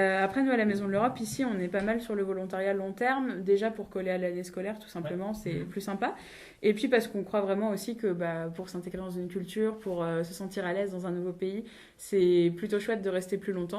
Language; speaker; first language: French; native; French